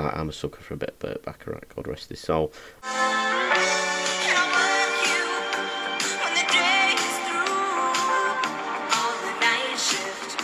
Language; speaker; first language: English; native; English